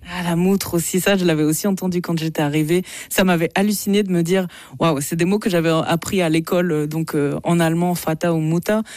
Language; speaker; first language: French; native; French